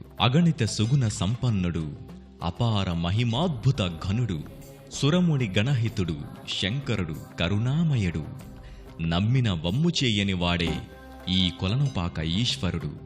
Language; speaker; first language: Telugu; native; Telugu